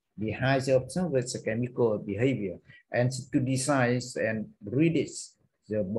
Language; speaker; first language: English; non-native, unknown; Vietnamese